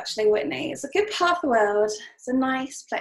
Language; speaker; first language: English; native; English